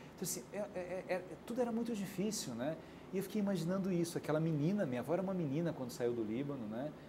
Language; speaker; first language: Portuguese; native; Portuguese